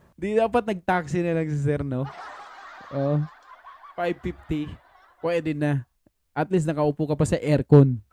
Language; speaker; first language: Filipino; native; Filipino